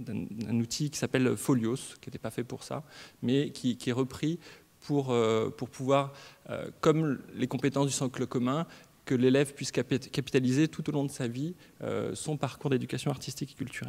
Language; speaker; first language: French; native; French